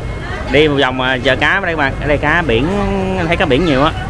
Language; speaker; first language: Vietnamese; native; Vietnamese